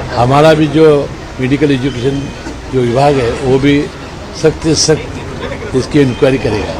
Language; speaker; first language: Hindi; non-native, local second language; Marathi